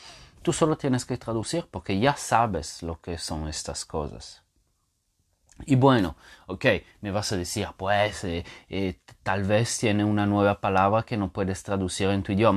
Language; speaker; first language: Spanish; non-native, fluent; Portuguese